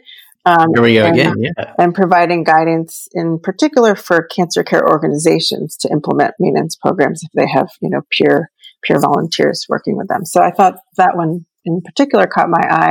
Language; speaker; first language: English; native; English